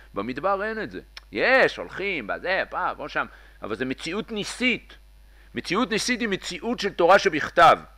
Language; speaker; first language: Hebrew; native; Hebrew